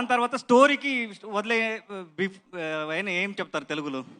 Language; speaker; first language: Telugu; non-native, learner; Kannada